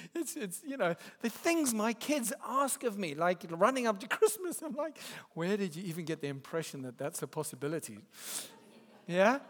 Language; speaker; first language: English; native; English